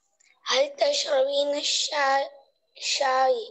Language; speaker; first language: Arabic; non-native, learner; Urdu